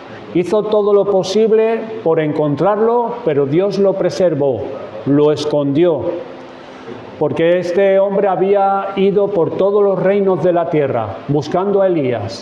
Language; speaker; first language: Spanish; native; Spanish